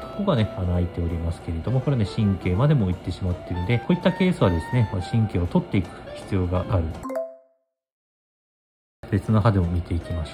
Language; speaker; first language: Japanese; native; Japanese